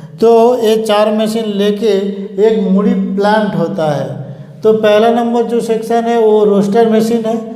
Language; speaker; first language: Hindi; non-native, local second language; Bangla